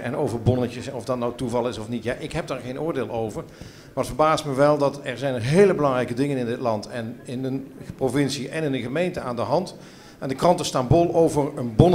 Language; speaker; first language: Dutch; native; Dutch